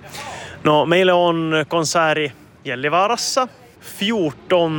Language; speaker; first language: Finnish; non-native, learner; Swedish